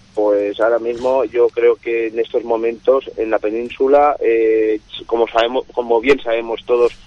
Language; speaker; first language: Spanish; native; Spanish